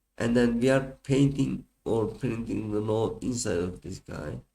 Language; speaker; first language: English; non-native, fluent; Turkish